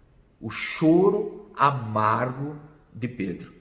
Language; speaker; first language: Portuguese; native; Portuguese